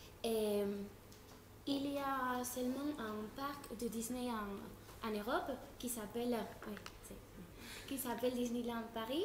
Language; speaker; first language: French; non-native, fluent; Spanish